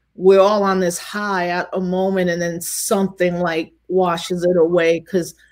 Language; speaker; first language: English; native; English